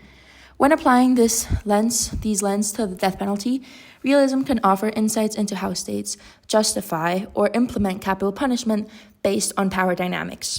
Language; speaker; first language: English; non-native, fluent; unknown